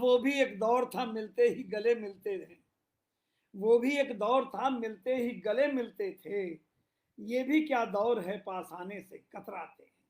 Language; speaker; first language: Hindi; native; Hindi